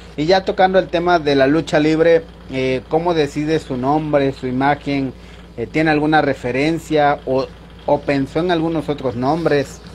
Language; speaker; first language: Spanish; native; Spanish